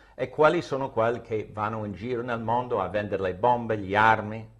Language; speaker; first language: Italian; non-native, fluent; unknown